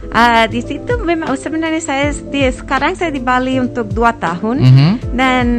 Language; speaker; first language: Indonesian; non-native, fluent; English